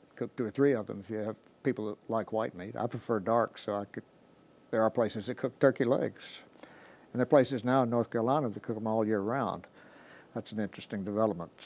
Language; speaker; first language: English; native; English